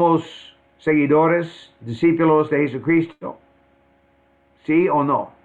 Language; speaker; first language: Spanish; non-native, fluent; English